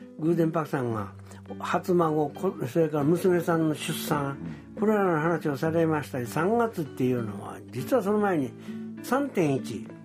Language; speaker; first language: Japanese; native; Japanese